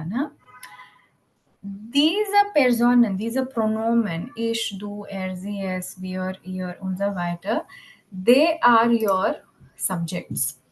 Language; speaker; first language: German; non-native, fluent; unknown